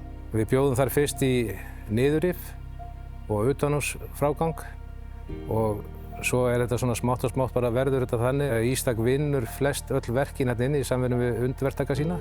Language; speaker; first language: Icelandic; native; Icelandic